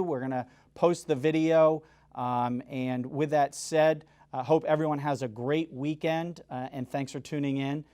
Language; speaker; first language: English; native; English